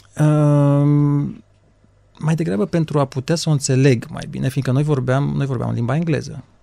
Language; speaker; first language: Romanian; native; Romanian